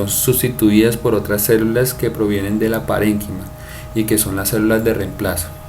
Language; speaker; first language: Spanish; native; Spanish